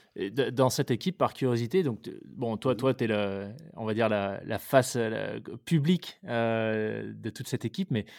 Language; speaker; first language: French; native; French